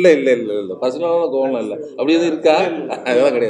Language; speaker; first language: Tamil; native; Tamil